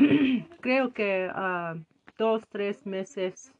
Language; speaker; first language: Spanish; non-native, learner; English